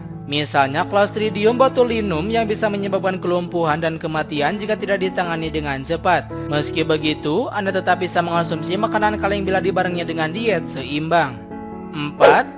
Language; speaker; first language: Indonesian; native; Indonesian